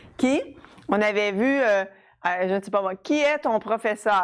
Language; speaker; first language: French; non-native, fluent; English